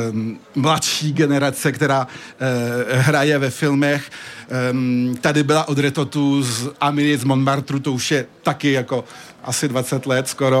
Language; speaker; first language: Czech; early bilingual, heritage; French